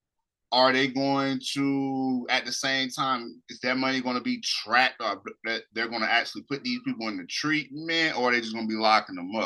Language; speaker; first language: English; native; English